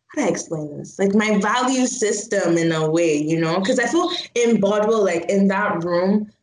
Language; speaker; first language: English; non-native, local second language; Igbo